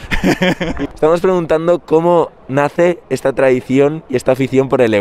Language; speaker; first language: Spanish; native; Spanish